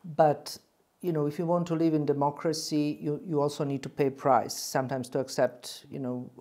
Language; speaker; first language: English; non-native, fluent; Bosnian